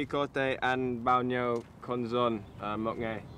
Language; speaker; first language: Vietnamese; non-native, learner; English